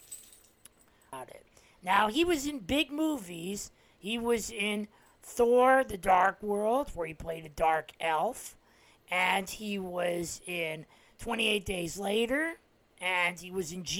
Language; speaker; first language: English; native; English